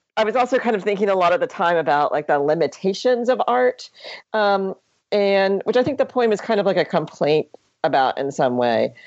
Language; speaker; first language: English; native; English